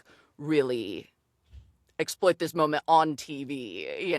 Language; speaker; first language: English; native; English